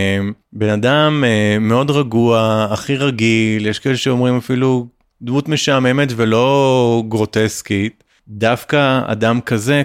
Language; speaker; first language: Hebrew; native; Hebrew